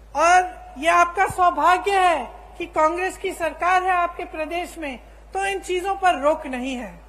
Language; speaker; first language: Hindi; native; Hindi